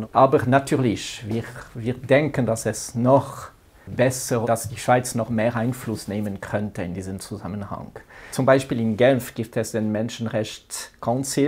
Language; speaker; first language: German; non-native, local second language; French